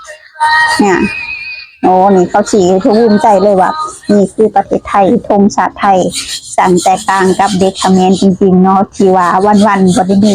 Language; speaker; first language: Thai; non-native, local second language; Northeastern Thai